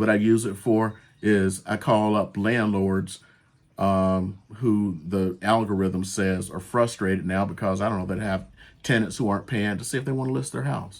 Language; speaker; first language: English; native; English